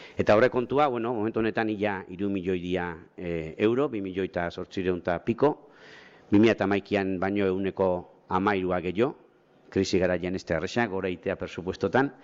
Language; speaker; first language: Basque; native; Basque